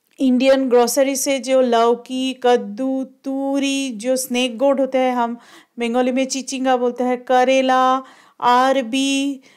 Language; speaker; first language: Hindi; non-native, local second language; Bangla